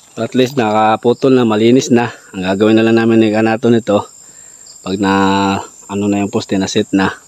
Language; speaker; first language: Filipino; non-native, local second language; Cebuano